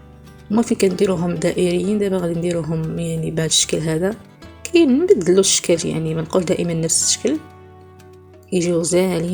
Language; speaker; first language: Arabic; native; Arabic